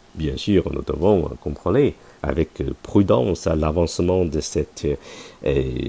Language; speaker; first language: French; non-native, fluent; Chinese